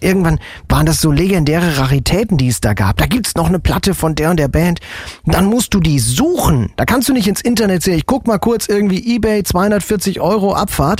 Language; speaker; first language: German; native; German